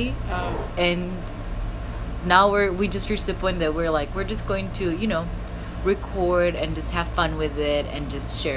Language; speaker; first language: English; non-native, fluent; Portuguese